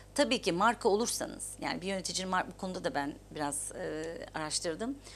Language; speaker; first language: Turkish; native; Turkish